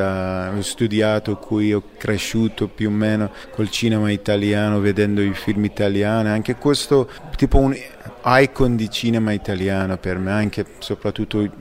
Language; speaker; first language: Italian; non-native, fluent; Persian